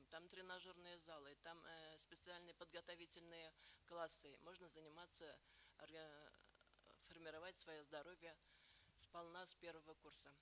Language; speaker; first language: Russian; native; Russian